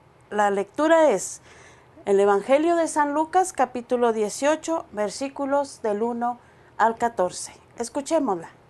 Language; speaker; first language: Spanish; native; Spanish